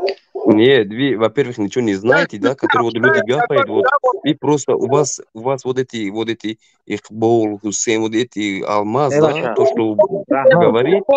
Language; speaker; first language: Russian; non-native, local second language; Tajik